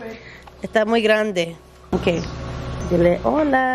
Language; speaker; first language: Spanish; early bilingual, heritage; Spanish